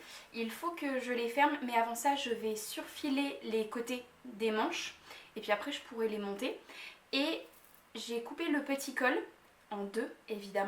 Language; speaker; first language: French; native; French